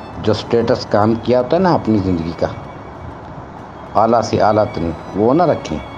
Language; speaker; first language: Urdu; native; Urdu